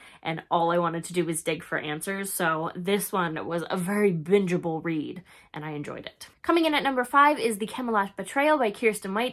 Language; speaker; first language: English; native; English